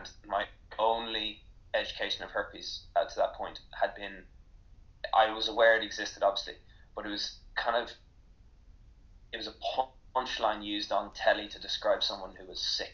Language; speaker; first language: English; native; English